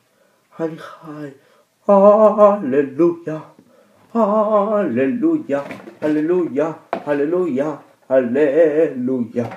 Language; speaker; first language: Hebrew; native; Hebrew